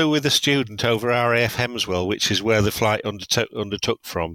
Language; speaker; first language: English; native; English